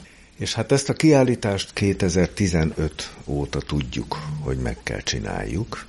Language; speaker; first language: Hungarian; native; Hungarian